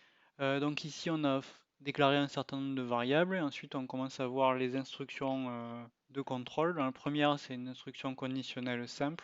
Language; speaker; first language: French; native; French